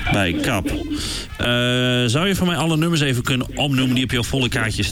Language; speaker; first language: Dutch; native; Dutch